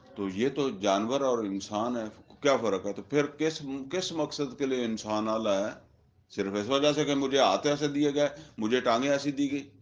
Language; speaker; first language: Urdu; non-native, local second language; Punjabi